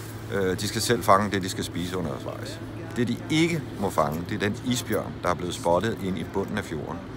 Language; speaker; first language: Danish; native; Danish